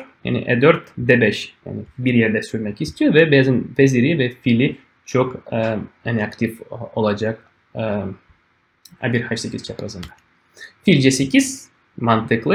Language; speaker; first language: Turkish; non-native, fluent; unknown